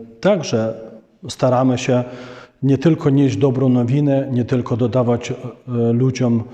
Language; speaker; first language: Polish; non-native, fluent; Ukrainian